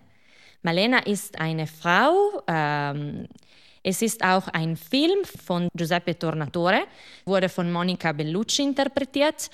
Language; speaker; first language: German; non-native, local second language; Italian